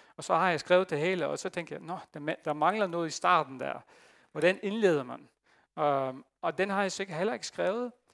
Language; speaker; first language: Danish; non-native, fluent; Dutch